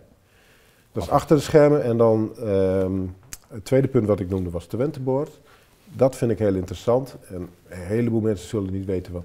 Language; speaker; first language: Dutch; native; Dutch